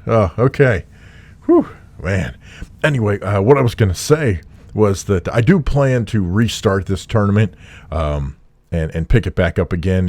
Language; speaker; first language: English; native; English